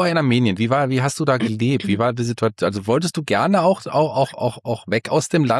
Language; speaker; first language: German; native; German